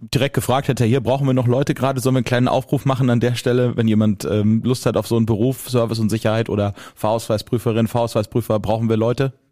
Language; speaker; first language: German; native; German